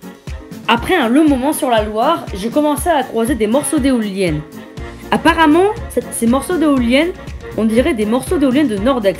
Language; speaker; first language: French; native; French